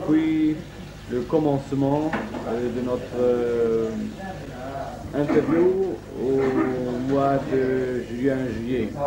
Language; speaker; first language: French; non-native, learner; German